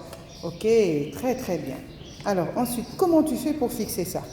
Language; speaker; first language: French; native; French